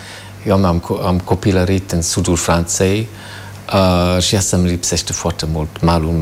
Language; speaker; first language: Romanian; non-native, fluent; German